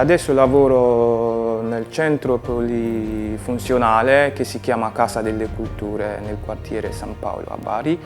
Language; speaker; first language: Italian; non-native, fluent; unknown